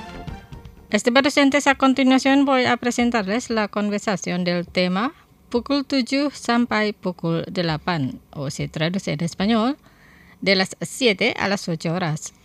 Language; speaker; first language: Spanish; non-native, fluent; Indonesian